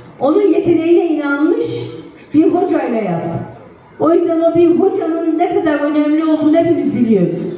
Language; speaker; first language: Turkish; native; Turkish